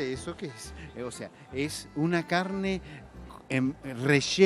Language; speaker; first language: Portuguese; non-native, learner; Spanish